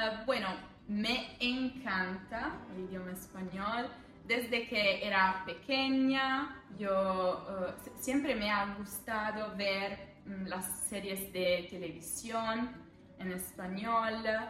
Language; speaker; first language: Spanish; non-native, fluent; Italian